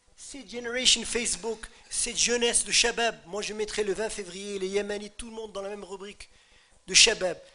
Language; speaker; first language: French; non-native, local second language; Arabic